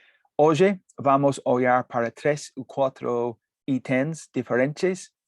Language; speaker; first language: Portuguese; non-native, learner; English